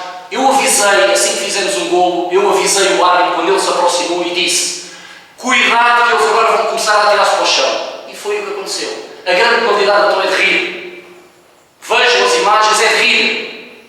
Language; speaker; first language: Portuguese; native; Portuguese